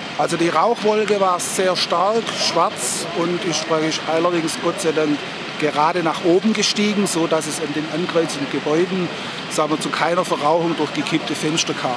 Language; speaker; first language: German; native; German